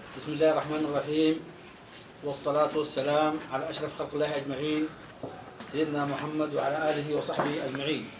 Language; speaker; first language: Arabic; native; Arabic